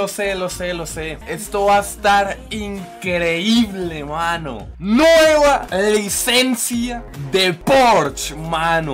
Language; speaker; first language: Spanish; native; Spanish